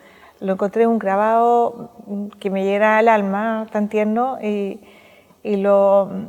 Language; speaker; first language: Spanish; native; Spanish